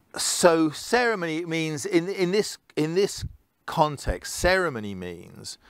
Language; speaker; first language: English; native; English